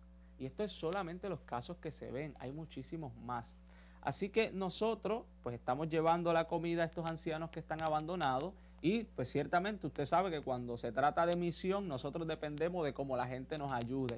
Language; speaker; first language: Spanish; native; Spanish